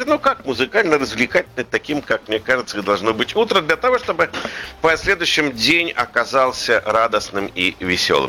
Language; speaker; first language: Russian; native; Russian